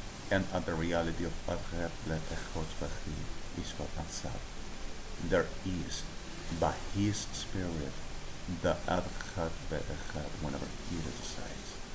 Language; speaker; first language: English; non-native, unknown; Spanish